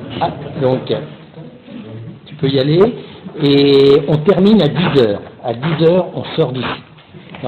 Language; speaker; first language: French; native; French